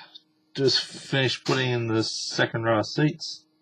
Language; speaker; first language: English; native; English